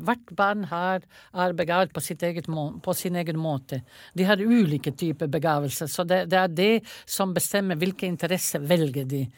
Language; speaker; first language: Norwegian; non-native, fluent; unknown